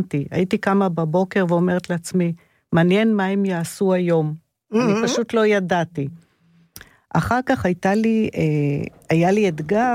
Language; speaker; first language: Hebrew; native; Hebrew